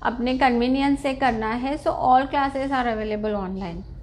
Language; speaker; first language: Hindi; non-native, local second language; Marathi